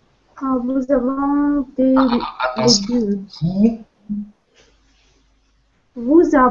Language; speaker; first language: French; non-native, learner; Russian